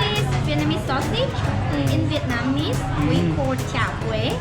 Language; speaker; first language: English; non-native, local second language; Vietnamese